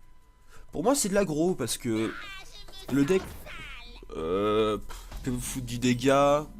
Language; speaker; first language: French; native; French